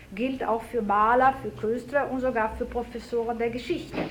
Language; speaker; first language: German; non-native, fluent; Italian